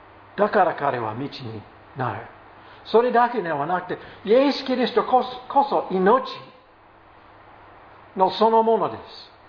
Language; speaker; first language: Japanese; non-native, fluent; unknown